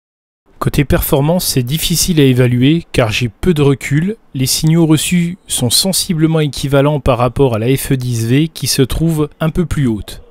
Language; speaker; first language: French; native; French